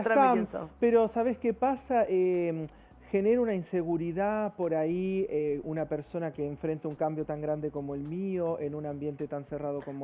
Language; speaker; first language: Spanish; early bilingual, other home language; Portuguese